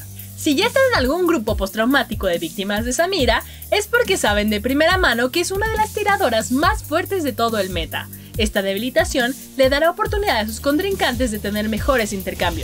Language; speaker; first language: Spanish; native; Spanish